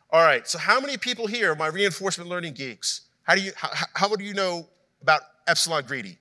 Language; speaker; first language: English; native; English